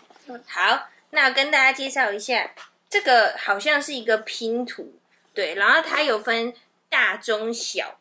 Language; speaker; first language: Chinese; native; Chinese